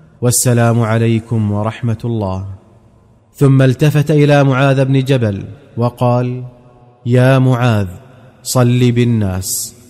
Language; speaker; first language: Arabic; native; Arabic